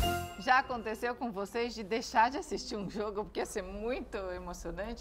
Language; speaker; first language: Portuguese; native; Portuguese